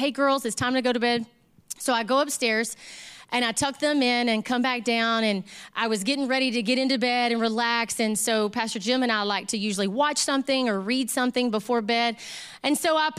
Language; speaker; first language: English; native; English